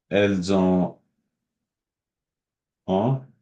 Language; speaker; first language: French; non-native, learner; Hindi